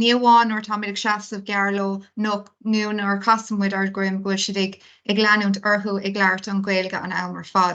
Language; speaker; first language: Irish; non-native, local second language; English